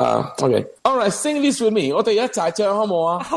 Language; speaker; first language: Cantonese; non-native, learner; Spanish